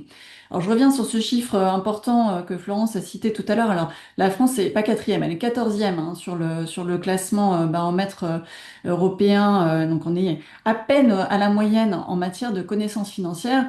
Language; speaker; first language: French; native; French